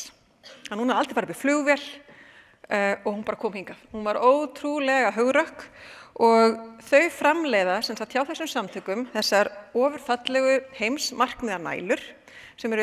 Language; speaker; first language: Icelandic; native; Icelandic